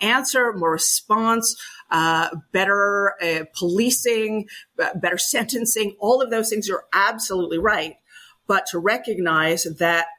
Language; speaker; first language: English; native; English